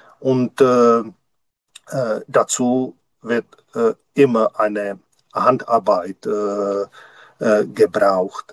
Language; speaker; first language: German; non-native, learner; Czech